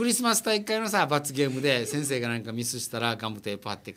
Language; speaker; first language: Japanese; native; Japanese